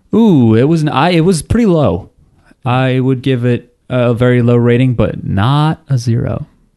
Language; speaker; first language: English; native; English